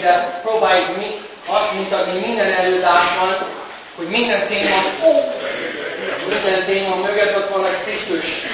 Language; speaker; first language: Hungarian; native; Hungarian